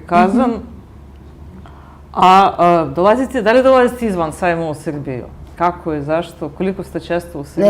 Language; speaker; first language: Bosnian; native; Bosnian